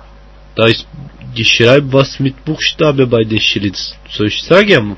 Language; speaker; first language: German; non-native, learner; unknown